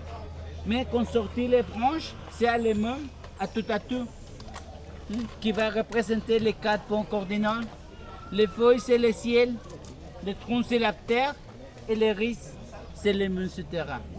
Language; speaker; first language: French; non-native, fluent; Spanish